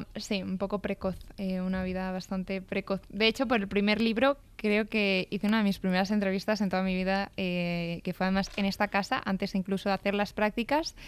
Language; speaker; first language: Spanish; native; Spanish